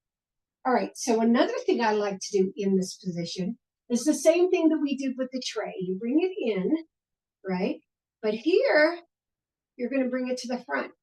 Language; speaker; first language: English; native; English